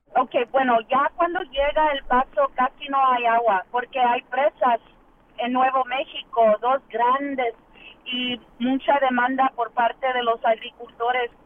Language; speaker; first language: Spanish; early bilingual, heritage; Spanish